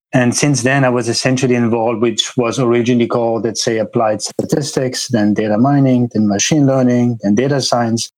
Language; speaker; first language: English; non-native, fluent; French